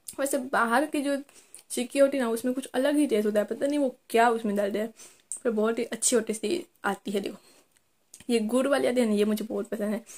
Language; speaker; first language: Hindi; non-native, local second language; Gujarati